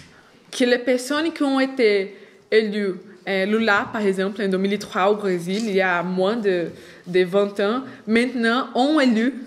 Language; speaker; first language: French; non-native, fluent; Portuguese